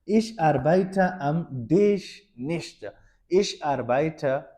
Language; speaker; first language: German; non-native, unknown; Urdu